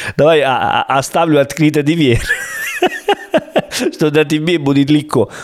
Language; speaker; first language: Russian; non-native, learner; Italian